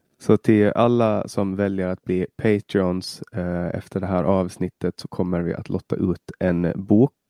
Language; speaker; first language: Swedish; native; Swedish